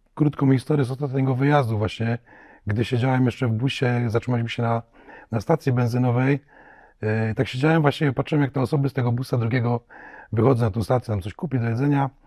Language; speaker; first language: Polish; native; Polish